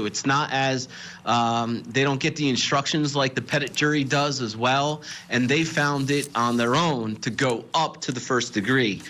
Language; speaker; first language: English; native; English